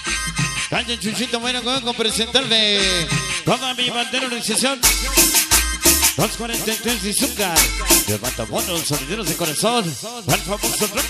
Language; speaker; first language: Spanish; native; Spanish